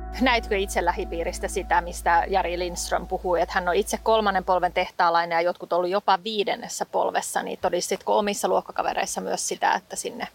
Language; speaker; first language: Finnish; native; Finnish